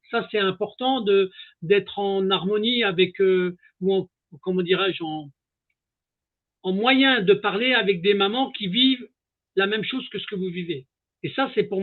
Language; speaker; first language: French; native; French